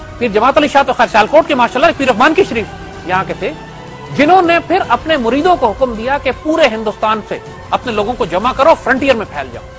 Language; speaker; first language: Urdu; native; Urdu